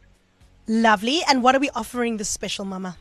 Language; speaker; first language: English; native; English